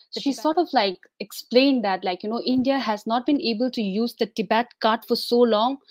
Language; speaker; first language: English; non-native, local second language; Tibetan